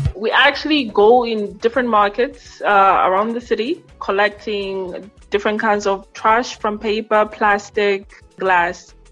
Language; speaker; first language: English; non-native, local second language; Nyanja